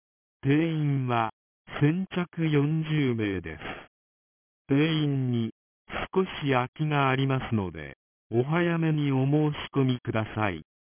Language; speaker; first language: Japanese; native; Japanese